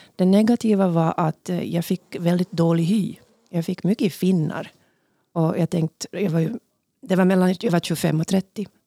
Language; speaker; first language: Swedish; native; Swedish